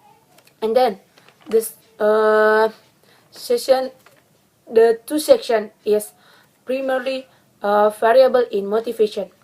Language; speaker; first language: English; non-native, learner; Indonesian